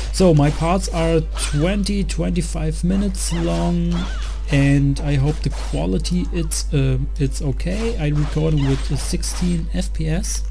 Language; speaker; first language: English; non-native, learner; German